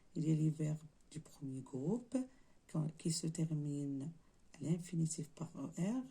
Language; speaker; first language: French; non-native, local second language; Arabic